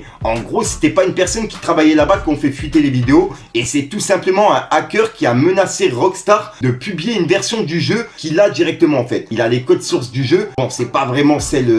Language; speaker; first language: French; native; French